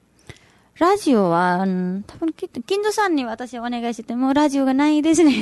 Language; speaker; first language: Japanese; non-native, learner; Nepali